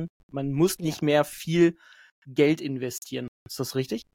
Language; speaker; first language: German; native; German